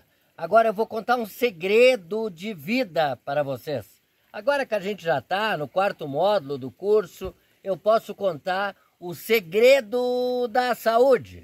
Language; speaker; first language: Spanish; non-native, learner; Portuguese